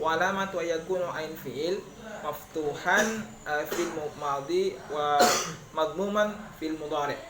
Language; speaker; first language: Arabic; non-native, learner; Indonesian